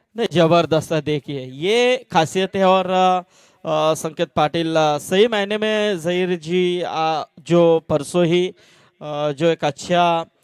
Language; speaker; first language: Hindi; non-native, local second language; Marathi